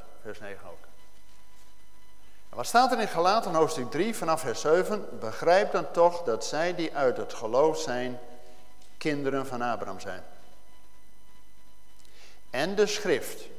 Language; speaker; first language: Dutch; native; Dutch